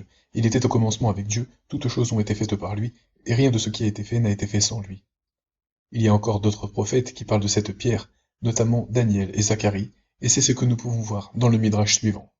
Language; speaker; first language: French; native; French